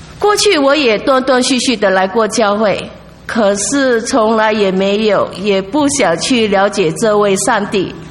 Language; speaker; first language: Chinese; non-native, local second language; English